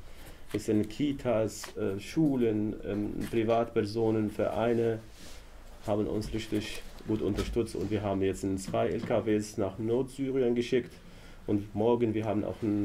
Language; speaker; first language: German; non-native, learner; Arabic